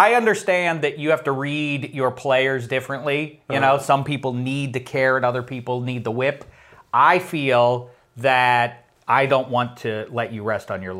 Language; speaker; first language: English; native; English